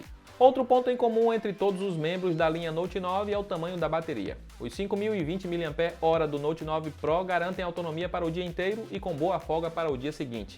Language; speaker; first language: Portuguese; native; Portuguese